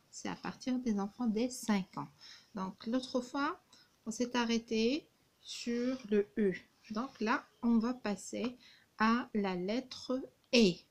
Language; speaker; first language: French; non-native, local second language; Arabic